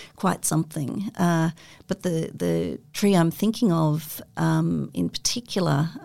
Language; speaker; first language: English; native; English